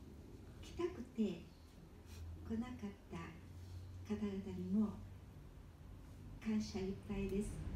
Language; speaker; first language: Japanese; early bilingual, heritage; Japanese